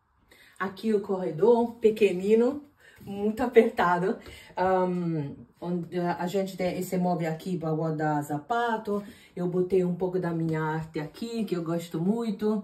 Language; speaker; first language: Portuguese; non-native, fluent; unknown